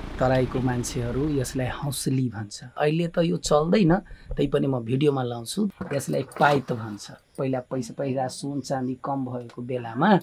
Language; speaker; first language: Nepali; non-native, local second language; Maithili